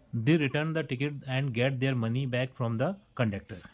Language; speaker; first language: Hindi; native; Hindi